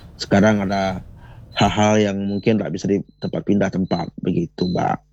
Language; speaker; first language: Indonesian; native; Indonesian